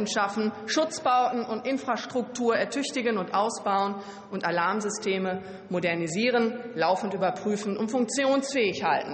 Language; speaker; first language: German; native; German